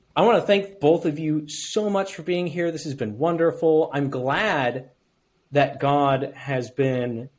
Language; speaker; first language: English; native; English